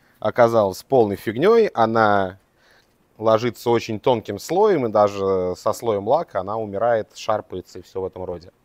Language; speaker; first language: Russian; native; Russian